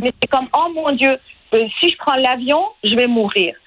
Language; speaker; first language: French; non-native, fluent; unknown